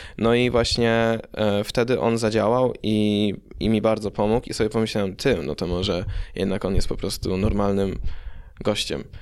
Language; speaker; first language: Polish; early bilingual, heritage; Polish